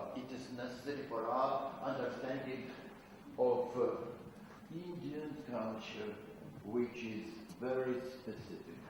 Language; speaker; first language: English; non-native, fluent; Russian